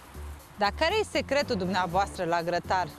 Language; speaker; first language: Romanian; native; Romanian